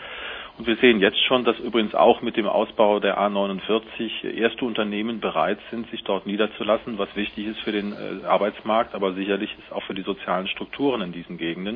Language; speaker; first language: German; native; German